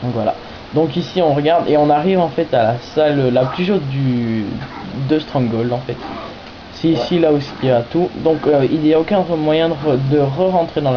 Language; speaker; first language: French; native; French